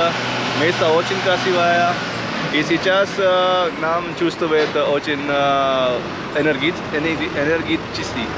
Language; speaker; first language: Russian; non-native, learner; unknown